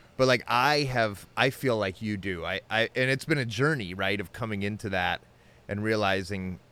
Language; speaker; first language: English; native; English